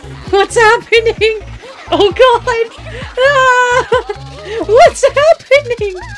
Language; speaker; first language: English; native; English